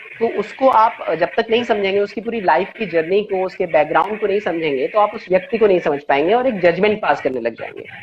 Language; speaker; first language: Hindi; native; Hindi